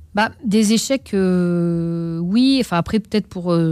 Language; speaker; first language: French; native; French